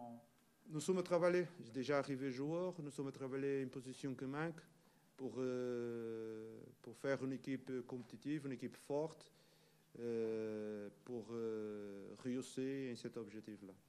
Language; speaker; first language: French; non-native, learner; Portuguese